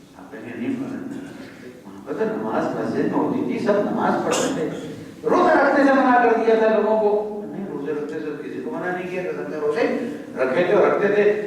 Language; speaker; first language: Urdu; non-native, local second language; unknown